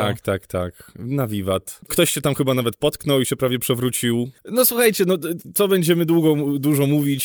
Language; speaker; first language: Polish; native; Polish